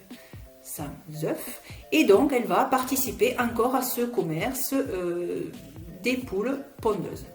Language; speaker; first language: French; native; French